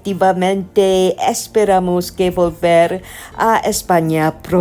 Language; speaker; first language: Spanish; non-native, learner; Malay